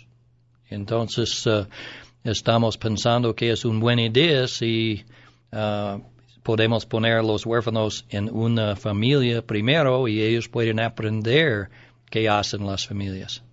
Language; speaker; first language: Spanish; non-native, learner; English